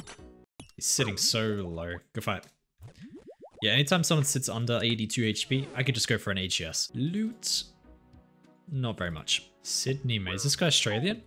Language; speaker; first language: English; native; English